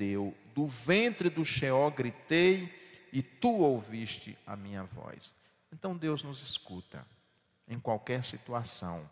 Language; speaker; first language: Portuguese; native; Portuguese